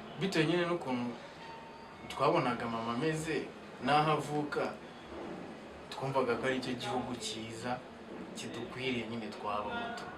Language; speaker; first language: Kinyarwanda; non-native, fluent; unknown